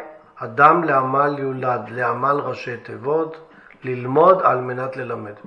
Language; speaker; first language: Hebrew; native; Hebrew